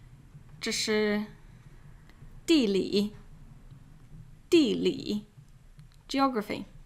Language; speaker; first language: Chinese; non-native, fluent; English